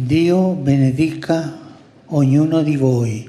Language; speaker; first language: Italian; non-native, fluent; Spanish